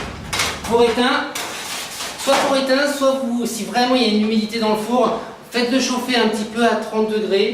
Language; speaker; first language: French; native; French